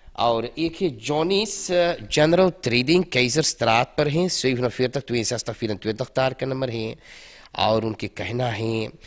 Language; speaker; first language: Hindi; early bilingual, heritage; Hindi